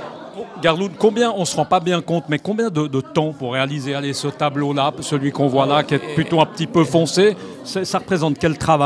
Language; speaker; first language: French; native; French